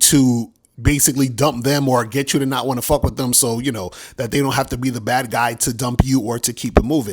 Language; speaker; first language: English; native; English